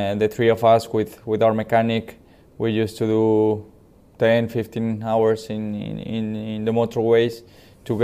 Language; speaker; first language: English; non-native, fluent; Spanish